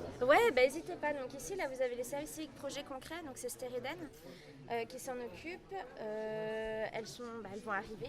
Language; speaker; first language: French; native; French